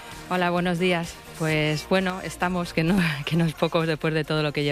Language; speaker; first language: Spanish; native; Spanish